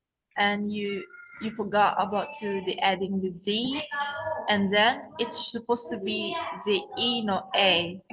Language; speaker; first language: English; non-native, learner; Indonesian